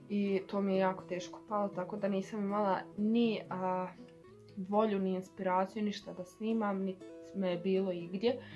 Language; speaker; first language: Croatian; native; Croatian